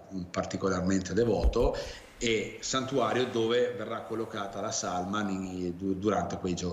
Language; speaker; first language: Italian; native; Italian